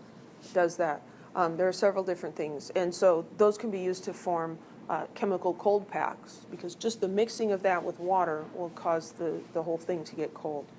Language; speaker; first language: English; native; English